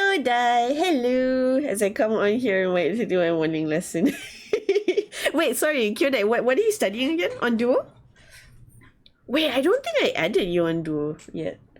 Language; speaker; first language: English; non-native, learner; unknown